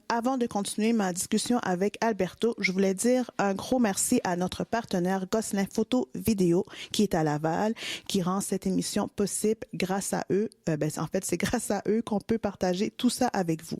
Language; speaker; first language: French; native; French